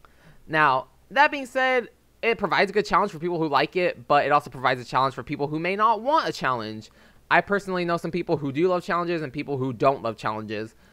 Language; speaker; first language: English; native; English